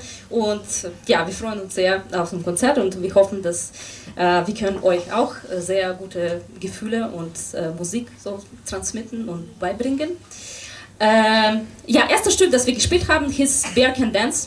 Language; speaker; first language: German; non-native, fluent; Russian